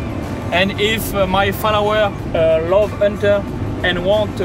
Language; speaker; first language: English; non-native, learner; French